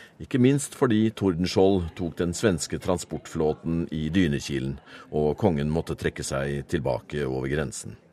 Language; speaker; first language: Norwegian; native; Norwegian